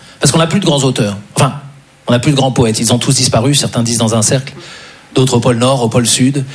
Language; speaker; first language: French; native; French